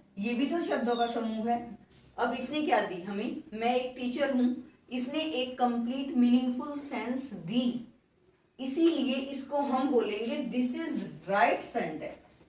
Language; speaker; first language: Hindi; native; Hindi